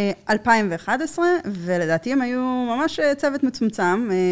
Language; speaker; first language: Hebrew; non-native, fluent; English